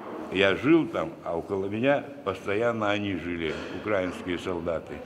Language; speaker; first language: Russian; native; Russian